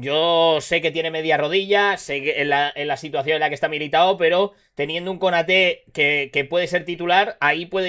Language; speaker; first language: Spanish; native; Spanish